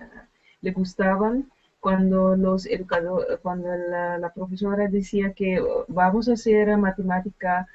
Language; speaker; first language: Spanish; non-native, learner; Dutch